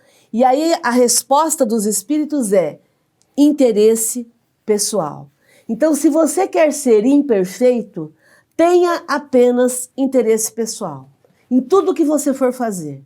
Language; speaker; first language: Portuguese; native; Portuguese